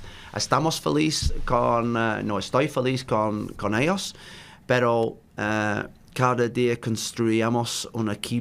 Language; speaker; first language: Spanish; non-native, learner; English